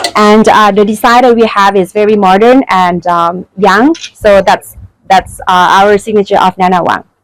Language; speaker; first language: English; non-native, fluent; Thai